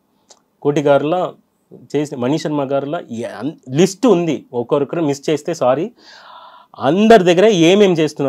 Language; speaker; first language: Telugu; non-native, local second language; Tamil